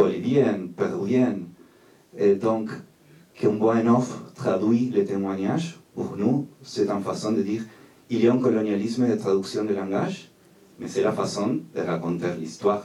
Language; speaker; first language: French; non-native, fluent; Spanish